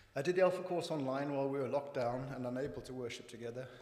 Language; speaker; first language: English; native; English